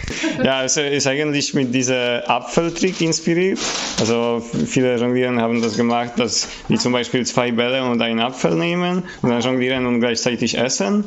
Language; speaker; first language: German; non-native, fluent; Polish